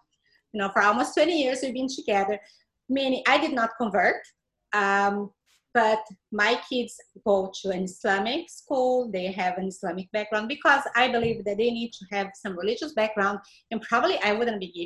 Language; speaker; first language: English; non-native, fluent; Portuguese